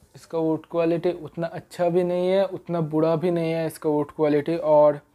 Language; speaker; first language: Hindi; non-native, local second language; Bangla